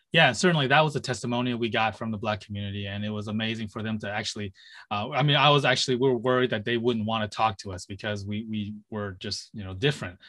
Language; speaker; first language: English; native; English